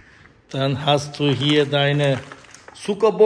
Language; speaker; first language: German; non-native, learner; Turkish